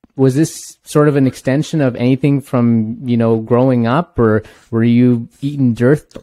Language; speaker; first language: English; native; English